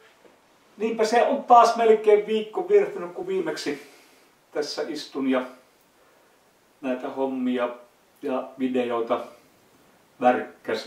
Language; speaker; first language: Finnish; native; Finnish